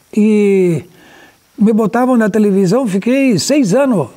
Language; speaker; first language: Portuguese; native; Portuguese